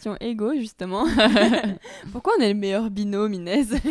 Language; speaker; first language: French; native; French